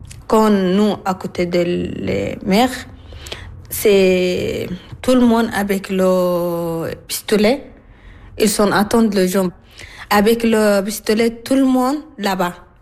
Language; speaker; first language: French; non-native, learner; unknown